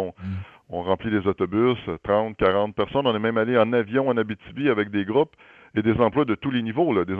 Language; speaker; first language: French; native; French